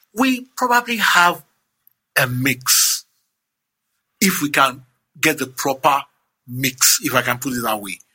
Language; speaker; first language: English; non-native, local second language; Yoruba